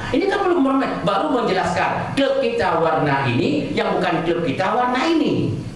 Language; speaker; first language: Indonesian; non-native, local second language; Achinese